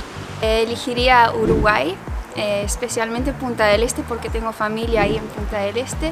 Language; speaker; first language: Spanish; early bilingual, heritage; Spanish